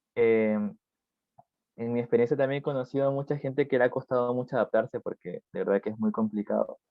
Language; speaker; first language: Spanish; native; Spanish